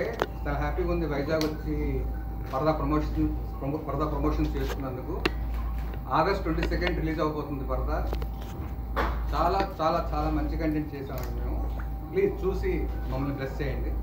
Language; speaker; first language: Telugu; native; Telugu